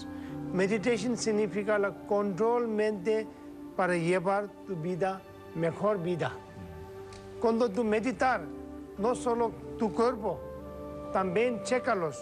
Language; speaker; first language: Spanish; non-native, learner; Tibetan